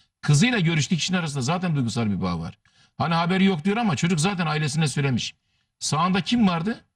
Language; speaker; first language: Turkish; native; Turkish